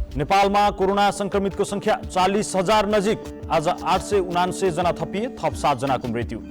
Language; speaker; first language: Nepali; native; Nepali